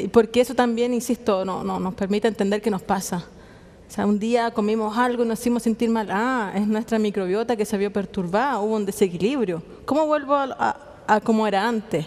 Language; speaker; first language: Spanish; native; Spanish